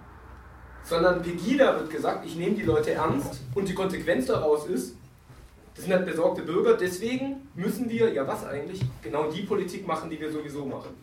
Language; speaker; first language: German; native; German